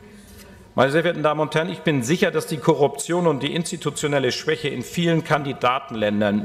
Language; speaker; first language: German; native; German